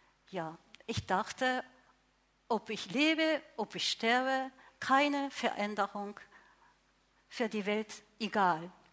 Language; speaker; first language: German; non-native, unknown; Japanese